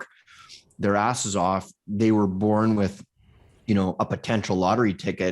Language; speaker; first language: English; native; English